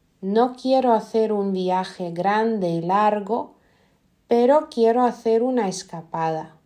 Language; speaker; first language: Spanish; non-native, fluent; Lithuanian